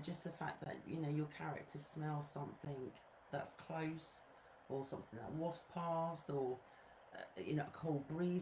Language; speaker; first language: English; native; English